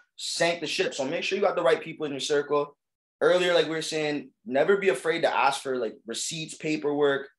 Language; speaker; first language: English; native; English